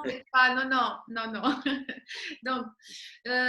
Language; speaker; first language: French; non-native, local second language; Arabic